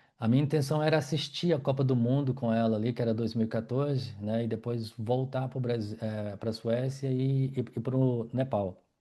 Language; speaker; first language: Portuguese; native; Portuguese